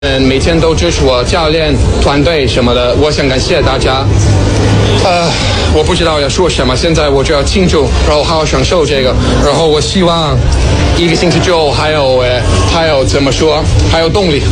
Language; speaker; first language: Chinese; non-native, fluent; Danish